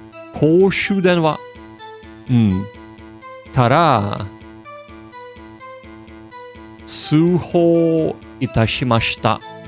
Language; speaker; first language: Japanese; non-native, learner; English